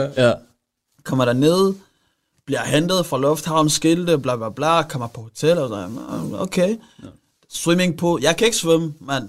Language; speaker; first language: Danish; early bilingual, other home language; Rundi